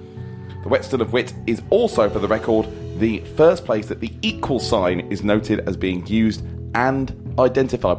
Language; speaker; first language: English; native; English